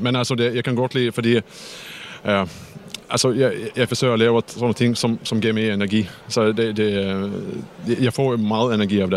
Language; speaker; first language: Danish; non-native, fluent; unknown